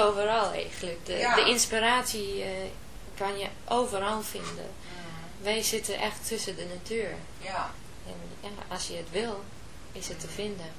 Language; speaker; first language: Dutch; non-native, fluent; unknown